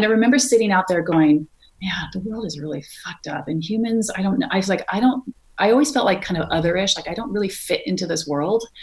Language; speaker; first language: English; native; English